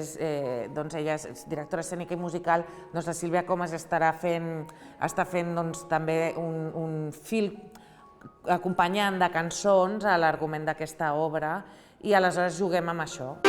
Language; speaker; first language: Catalan; native; Catalan